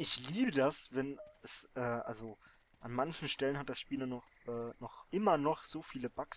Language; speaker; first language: German; native; German